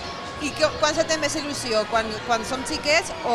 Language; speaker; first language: Catalan; native; Catalan